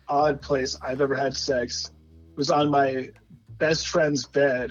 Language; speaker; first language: English; native; English